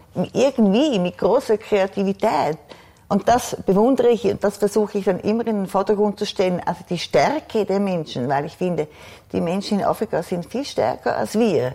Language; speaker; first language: German; native; German